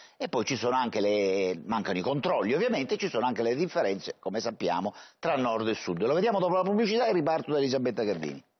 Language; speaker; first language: Italian; native; Italian